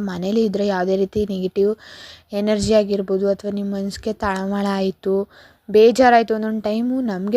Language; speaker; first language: Kannada; native; Kannada